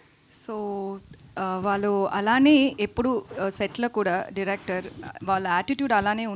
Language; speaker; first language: Telugu; non-native, learner; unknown